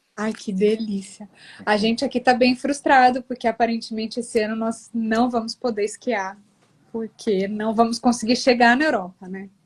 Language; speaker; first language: Portuguese; native; Portuguese